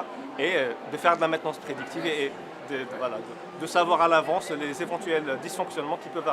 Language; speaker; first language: French; native; French